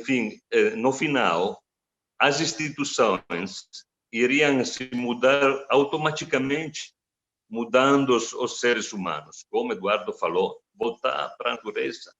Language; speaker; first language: Portuguese; non-native, fluent; Italian